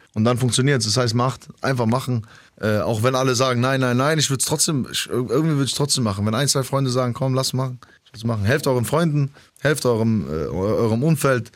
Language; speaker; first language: German; early bilingual, other home language; Albanian